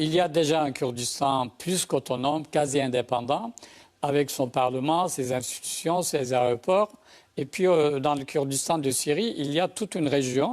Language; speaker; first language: French; native; French